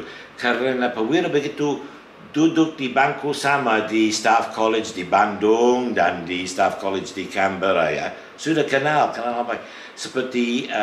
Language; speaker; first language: Indonesian; non-native, fluent; English